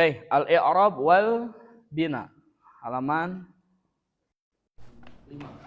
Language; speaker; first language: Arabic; non-native, fluent; Sundanese